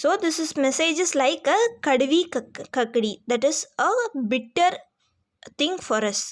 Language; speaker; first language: English; non-native, local second language; Hindi